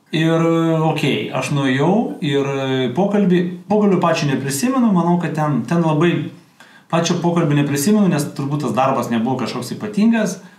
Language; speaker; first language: Lithuanian; non-native, local second language; Russian